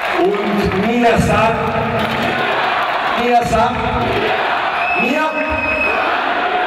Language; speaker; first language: German; non-native, learner; Catalan